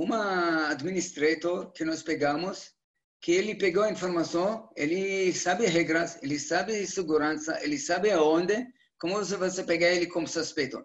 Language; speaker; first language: Portuguese; non-native, learner; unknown